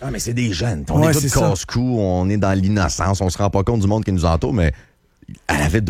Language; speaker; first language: French; native; French